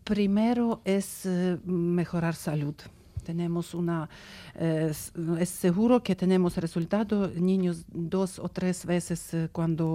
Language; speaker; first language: Spanish; non-native, learner; Ukrainian